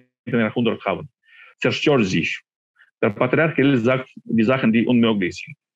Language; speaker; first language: German; non-native, fluent; Ukrainian